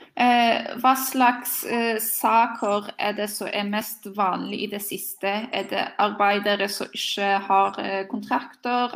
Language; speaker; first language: Norwegian; non-native, fluent; Polish